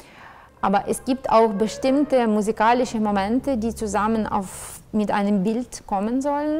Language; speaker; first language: German; non-native, fluent; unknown